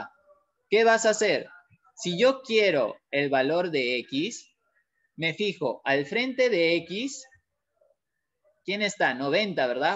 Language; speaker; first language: Spanish; native; Spanish